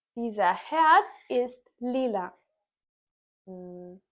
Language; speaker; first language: German; non-native, fluent; Ukrainian